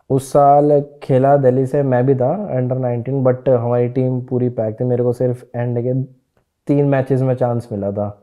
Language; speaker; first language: Hindi; native; Hindi